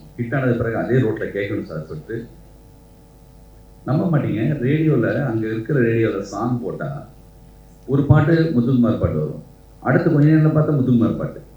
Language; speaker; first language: Tamil; native; Tamil